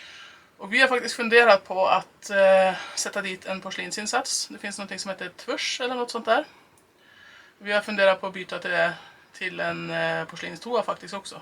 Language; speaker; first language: Swedish; native; Swedish